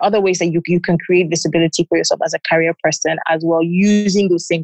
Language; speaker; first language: English; non-native, local second language; Yoruba